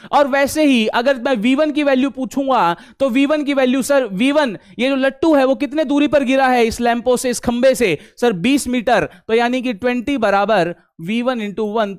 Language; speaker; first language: Hindi; native; Hindi